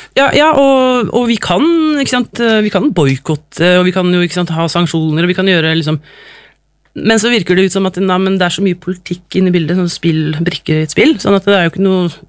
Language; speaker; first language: Norwegian; native; Norwegian